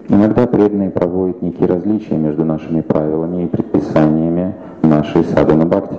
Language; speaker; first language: Russian; native; Russian